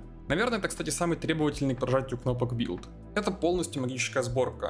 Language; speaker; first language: Russian; native; Russian